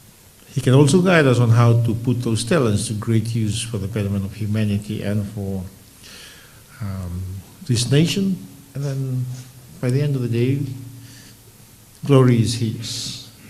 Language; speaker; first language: English; non-native, local second language; Fijian